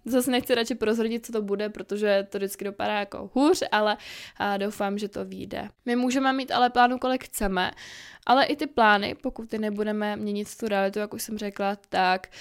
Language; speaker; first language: Czech; native; Czech